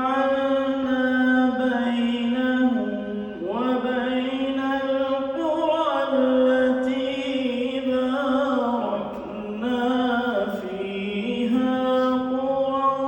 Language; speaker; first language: Arabic; native; Arabic